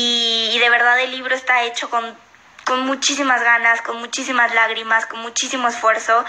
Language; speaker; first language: Spanish; native; Spanish